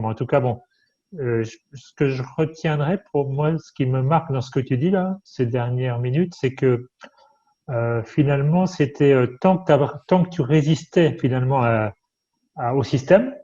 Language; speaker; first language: French; native; French